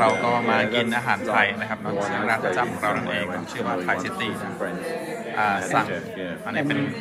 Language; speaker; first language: Thai; native; Thai